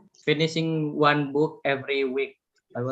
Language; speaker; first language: English; non-native, fluent; Indonesian